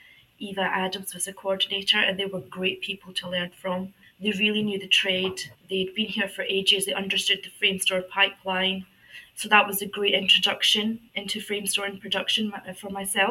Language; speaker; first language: English; native; English